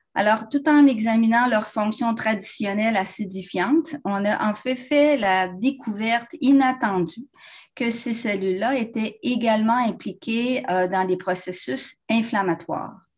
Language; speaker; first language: French; native; French